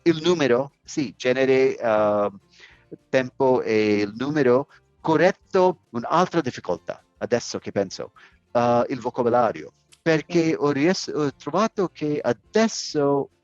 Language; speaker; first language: Italian; non-native, learner; English